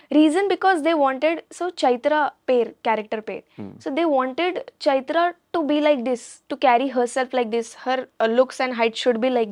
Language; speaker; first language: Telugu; non-native, learner; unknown